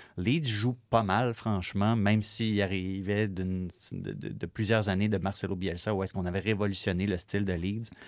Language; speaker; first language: French; native; French